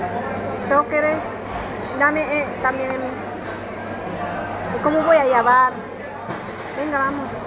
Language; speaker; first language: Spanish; non-native, learner; Filipino